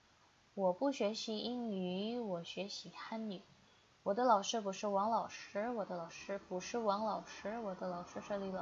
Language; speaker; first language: Chinese; non-native, fluent; Indonesian